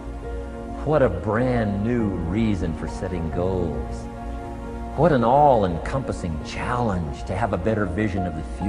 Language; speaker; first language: English; native; English